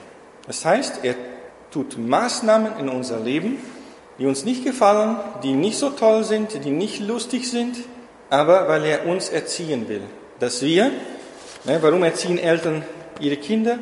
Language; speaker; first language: German; non-native, fluent; Portuguese